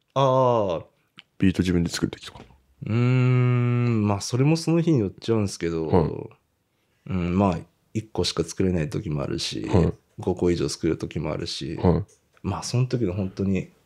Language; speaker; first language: Japanese; native; Japanese